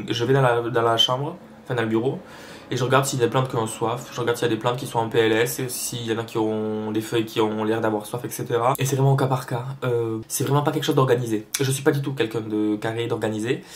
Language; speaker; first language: French; native; French